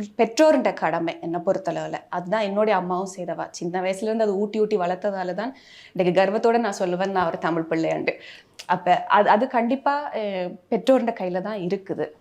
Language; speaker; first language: Tamil; early bilingual, heritage; Tamil